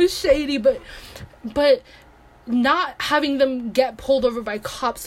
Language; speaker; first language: English; early bilingual, other home language; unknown